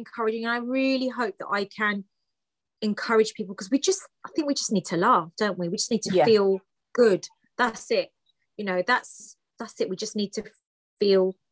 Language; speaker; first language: English; early bilingual, other home language; Greek